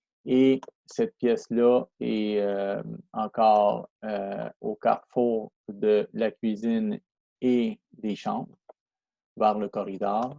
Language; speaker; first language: French; non-native, fluent; Spanish